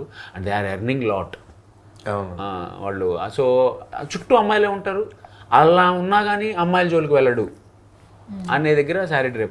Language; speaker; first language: Telugu; native; Telugu